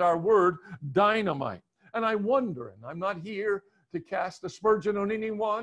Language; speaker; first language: English; native; English